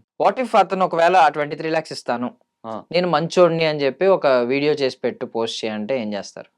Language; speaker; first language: Telugu; native; Telugu